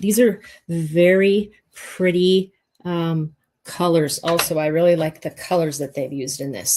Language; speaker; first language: English; native; English